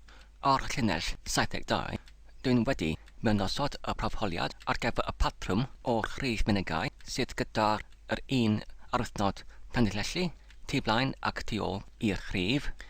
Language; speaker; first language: Welsh; non-native, learner; English